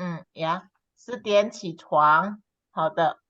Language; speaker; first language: Chinese; non-native, fluent; Indonesian